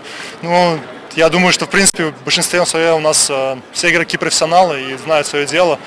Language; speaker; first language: Russian; native; Russian